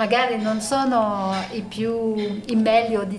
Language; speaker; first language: Italian; non-native, learner; French